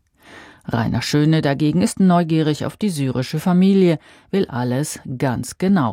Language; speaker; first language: German; native; German